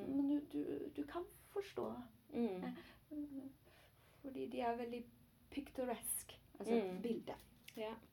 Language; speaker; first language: Norwegian; non-native, learner; Chinese